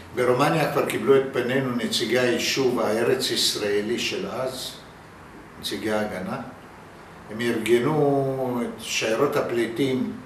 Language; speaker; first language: Hebrew; early bilingual, other home language; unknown